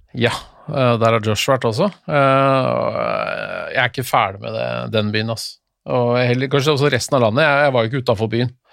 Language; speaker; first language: Norwegian; native; Norwegian